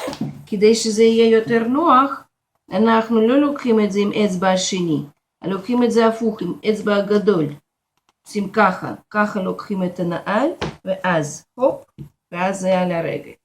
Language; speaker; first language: Hebrew; non-native, fluent; Russian